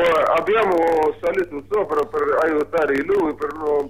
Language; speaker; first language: Italian; non-native, learner; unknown